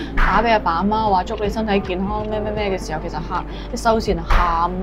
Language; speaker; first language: Cantonese; early bilingual, heritage; Cantonese